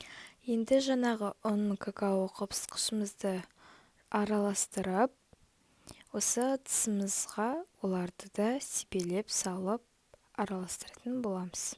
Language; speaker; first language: Kazakh; native; Kazakh